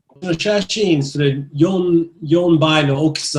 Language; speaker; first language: Japanese; non-native, learner; English